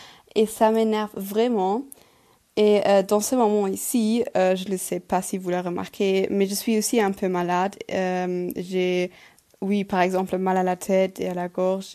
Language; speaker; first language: French; non-native, local second language; Luxembourgish